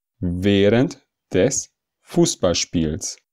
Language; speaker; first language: German; early bilingual, other home language; Italian